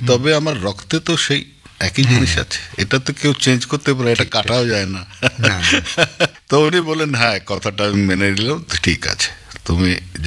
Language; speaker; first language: Bangla; native; Bangla